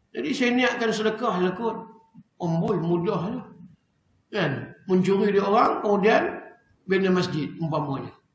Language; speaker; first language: Malay; native; Malay